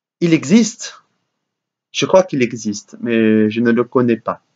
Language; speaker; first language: French; non-native, learner; English